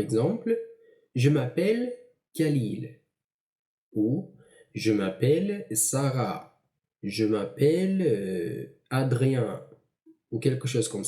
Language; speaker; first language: French; non-native, fluent; English